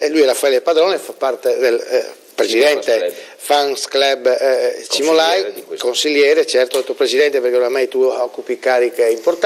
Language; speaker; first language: Italian; native; Italian